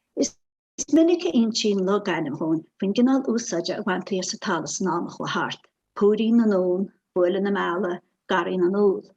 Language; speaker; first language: Irish; native; Irish